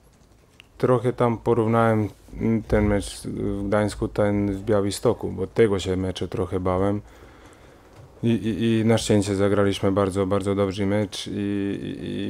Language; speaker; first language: Polish; non-native, fluent; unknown